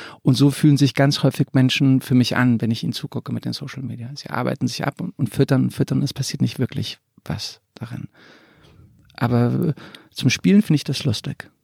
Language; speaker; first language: German; early bilingual, other home language; Croatian